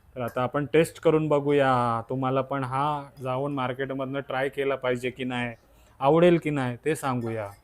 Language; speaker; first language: Marathi; native; Marathi